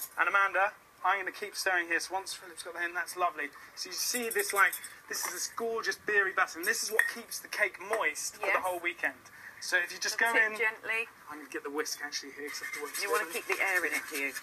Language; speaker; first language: English; native; English